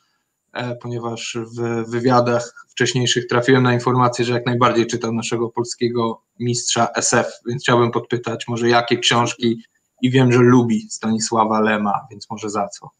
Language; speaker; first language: Polish; native; Polish